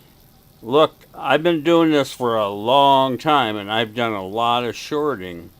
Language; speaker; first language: English; native; English